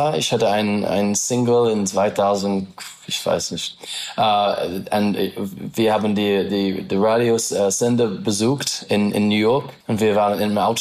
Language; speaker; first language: German; non-native, learner; English